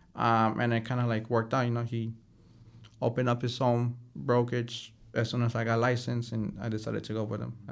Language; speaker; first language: English; early bilingual, other home language; Spanish